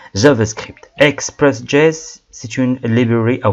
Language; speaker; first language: French; non-native, local second language; Arabic